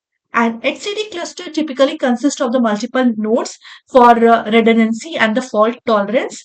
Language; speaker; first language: English; non-native, local second language; Hindi